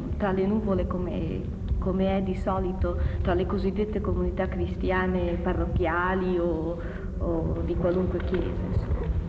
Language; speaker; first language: Italian; native; Italian